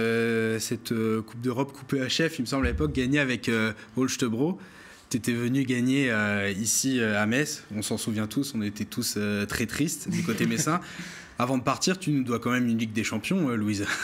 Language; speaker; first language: French; native; French